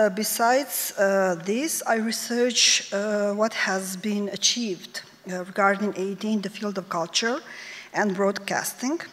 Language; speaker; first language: English; non-native, fluent; Serbian